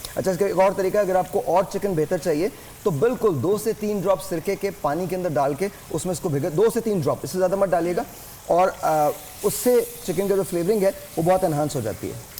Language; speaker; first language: Urdu; native; Urdu